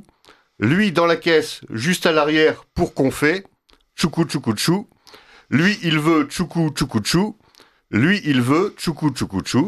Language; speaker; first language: French; native; French